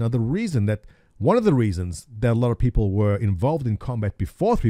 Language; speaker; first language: English; native; English